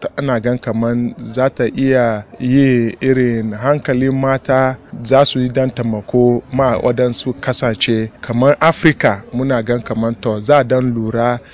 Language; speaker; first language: Hausa; non-native, local second language; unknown